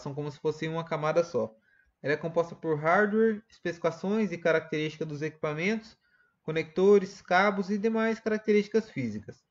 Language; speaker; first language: Portuguese; native; Portuguese